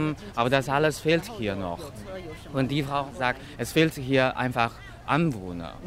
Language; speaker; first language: German; non-native, fluent; Chinese